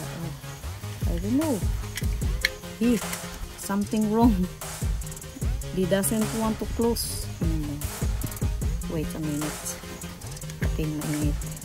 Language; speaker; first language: English; non-native, learner; Filipino